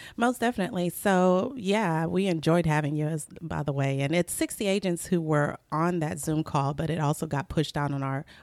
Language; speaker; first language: English; early bilingual, other home language; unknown